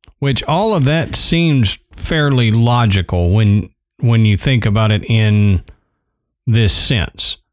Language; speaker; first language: English; native; English